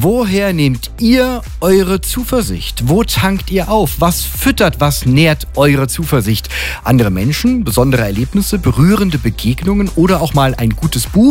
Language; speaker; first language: German; native; German